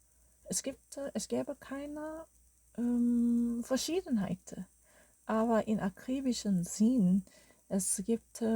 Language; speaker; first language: German; non-native, learner; Korean